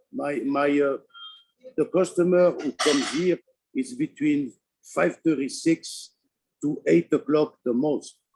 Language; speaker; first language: English; non-native, learner; Italian